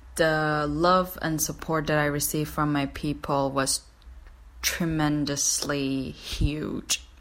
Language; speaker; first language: English; non-native, fluent; Persian